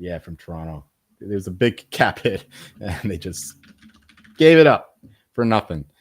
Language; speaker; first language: English; native; English